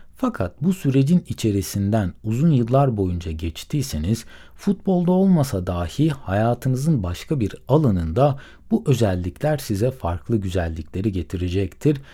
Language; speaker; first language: Turkish; native; Turkish